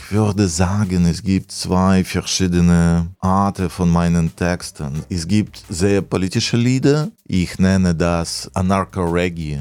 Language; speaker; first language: German; non-native, fluent; Russian